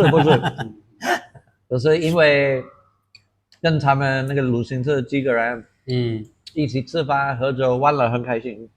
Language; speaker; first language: Chinese; non-native, fluent; English